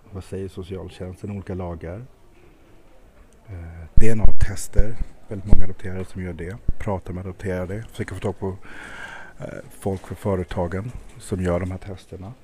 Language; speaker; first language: Swedish; native; Swedish